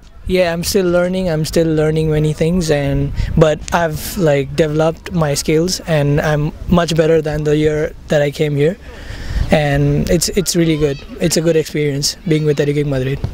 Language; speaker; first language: English; non-native, local second language; Hindi